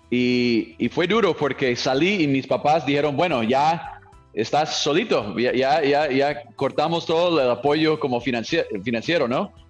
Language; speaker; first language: Spanish; non-native, fluent; English